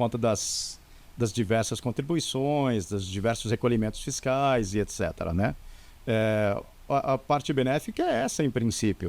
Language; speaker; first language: Portuguese; native; Portuguese